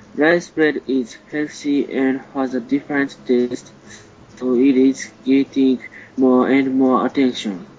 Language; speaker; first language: English; non-native, learner; Japanese